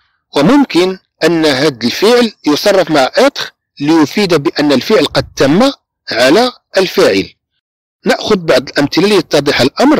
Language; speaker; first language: Arabic; native; Arabic